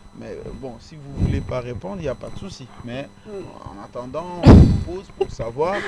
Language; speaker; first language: French; non-native, local second language; Lingala